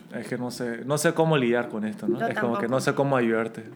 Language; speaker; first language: Spanish; early bilingual, other home language; Korean